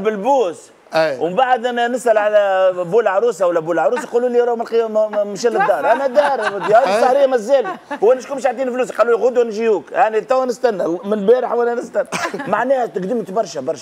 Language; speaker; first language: Arabic; native; Arabic